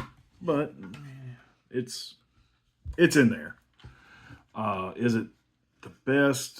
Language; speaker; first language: English; native; English